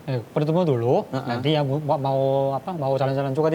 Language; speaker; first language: Indonesian; non-native, fluent; Korean